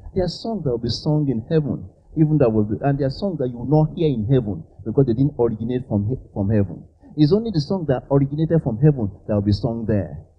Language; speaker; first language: English; non-native, local second language; Yoruba